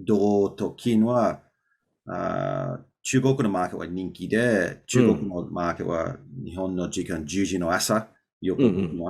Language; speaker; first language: Japanese; non-native, learner; English